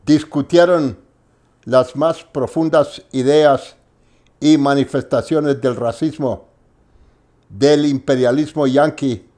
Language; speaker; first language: Spanish; early bilingual, heritage; Spanish